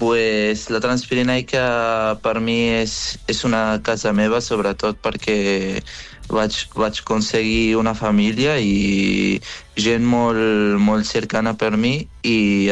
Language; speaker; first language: Catalan; non-native, fluent; Arabic